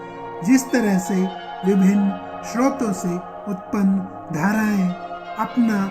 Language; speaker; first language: Hindi; native; Hindi